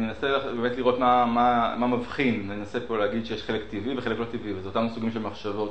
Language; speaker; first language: Hebrew; native; Hebrew